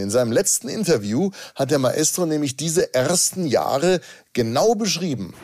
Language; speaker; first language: German; native; German